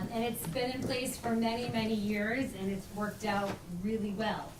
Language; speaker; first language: English; native; English